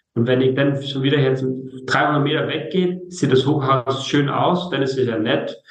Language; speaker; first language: German; non-native, fluent; Danish